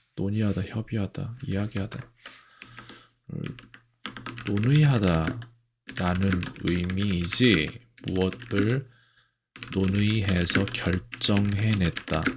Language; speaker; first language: Korean; native; Korean